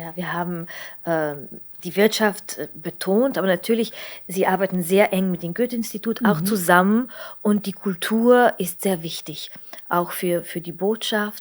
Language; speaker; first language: German; non-native, fluent; Slovenian